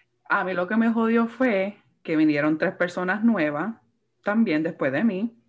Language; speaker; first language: Spanish; early bilingual, heritage; Spanish